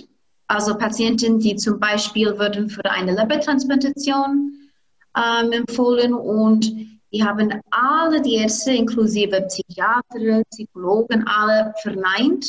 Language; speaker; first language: German; non-native, fluent; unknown